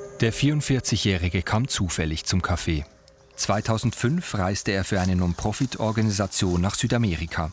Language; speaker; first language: German; native; German